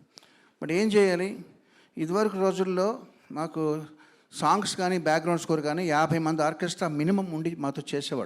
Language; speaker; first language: Telugu; native; Telugu